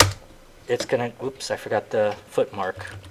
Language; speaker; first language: English; native; English